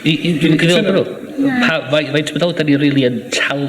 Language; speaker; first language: Welsh; native; Welsh